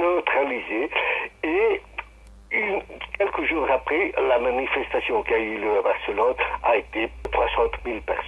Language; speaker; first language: French; non-native, fluent; Spanish